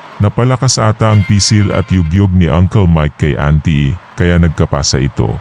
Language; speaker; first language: Filipino; native; Filipino